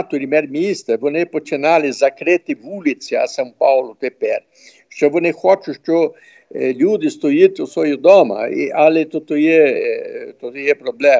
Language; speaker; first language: Ukrainian; early bilingual, heritage; Ukrainian